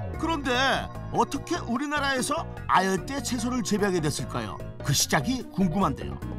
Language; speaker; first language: Korean; native; Korean